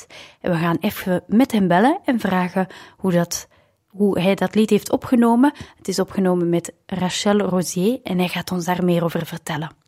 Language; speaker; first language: Dutch; native; Dutch